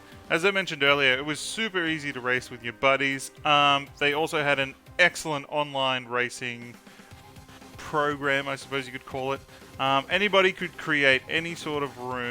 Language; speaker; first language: English; native; English